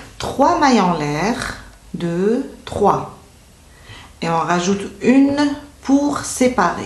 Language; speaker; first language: French; native; French